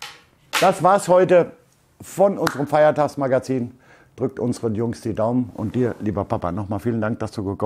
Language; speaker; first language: German; native; German